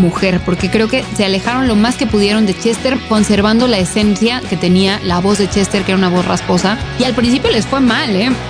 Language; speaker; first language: Spanish; native; Spanish